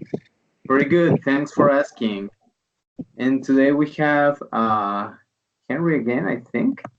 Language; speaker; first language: English; non-native, fluent; Spanish